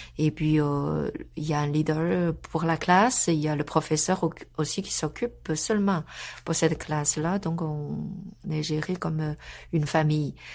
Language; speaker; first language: French; non-native, fluent; Chinese